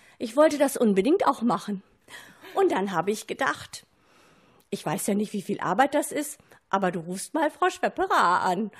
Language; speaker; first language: German; native; German